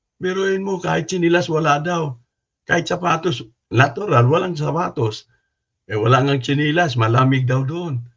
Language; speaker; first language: Filipino; non-native, local second language; Cebuano